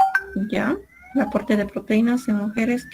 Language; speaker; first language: Spanish; native; Spanish